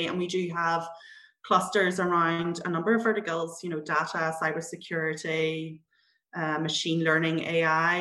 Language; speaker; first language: English; native; English